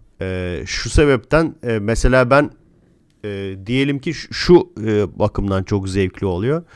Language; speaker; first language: Turkish; native; Turkish